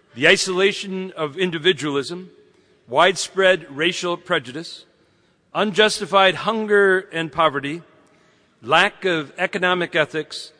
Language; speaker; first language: English; native; English